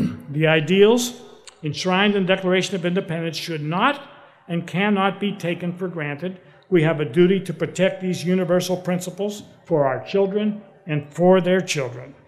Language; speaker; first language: English; native; English